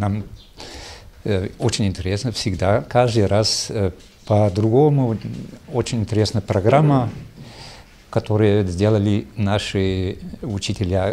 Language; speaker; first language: Russian; non-native, learner; German